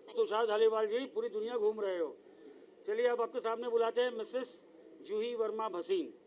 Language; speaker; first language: Hindi; native; Hindi